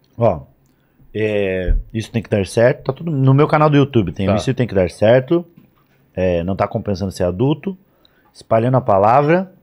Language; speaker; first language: Portuguese; native; Portuguese